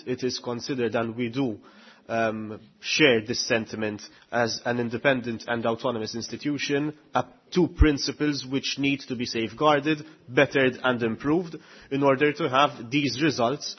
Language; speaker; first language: English; non-native, local second language; Maltese